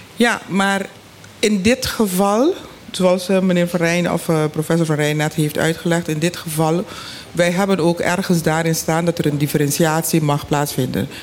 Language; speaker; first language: Dutch; non-native, local second language; Papiamento